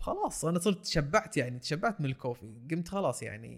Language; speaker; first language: Arabic; native; Arabic